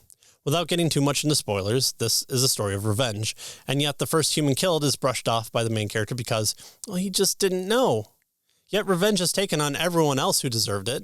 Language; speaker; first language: English; native; English